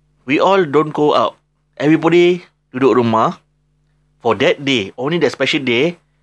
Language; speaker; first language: English; non-native, local second language; Malay